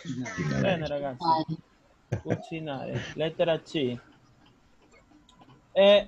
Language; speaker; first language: Italian; non-native, fluent; Spanish